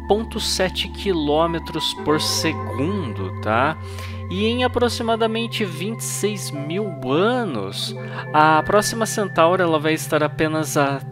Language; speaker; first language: Portuguese; native; Portuguese